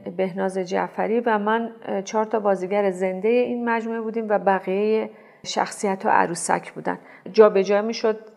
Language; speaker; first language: Persian; native; Persian